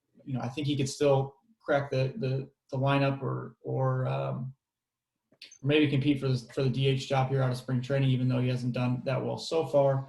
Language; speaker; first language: English; native; English